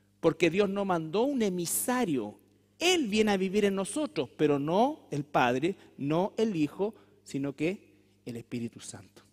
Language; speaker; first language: Spanish; native; Spanish